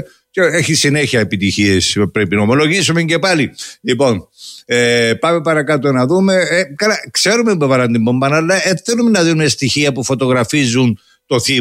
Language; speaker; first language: Greek; native; Greek